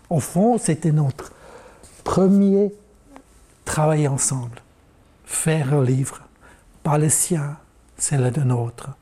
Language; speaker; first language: French; non-native, local second language; German